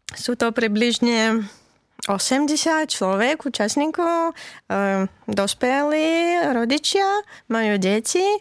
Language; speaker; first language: Slovak; non-native, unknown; Russian